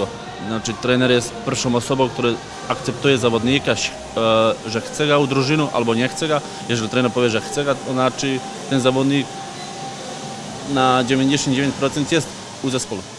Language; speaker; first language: Polish; non-native, fluent; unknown